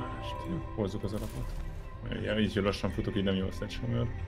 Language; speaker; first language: Hungarian; native; Hungarian